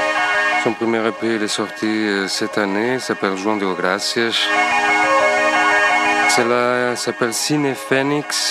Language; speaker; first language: French; non-native, fluent; Portuguese